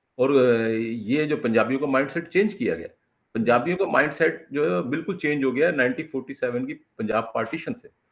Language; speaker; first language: Urdu; non-native, local second language; Punjabi